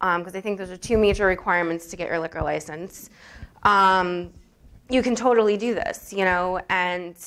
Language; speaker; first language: English; native; English